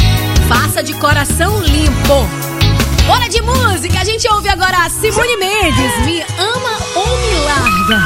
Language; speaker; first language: Portuguese; native; Portuguese